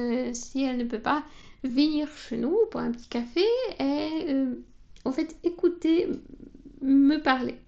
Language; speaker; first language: French; non-native, fluent; Polish